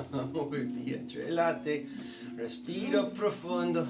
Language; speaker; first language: Spanish; non-native, learner; English